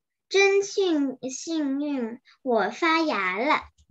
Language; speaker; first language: Chinese; early bilingual, heritage; Chinese